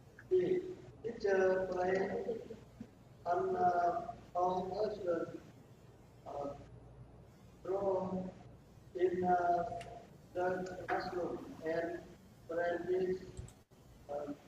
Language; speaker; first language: English; non-native, learner; Vietnamese